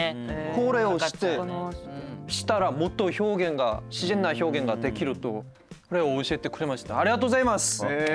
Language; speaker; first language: Japanese; non-native, fluent; Korean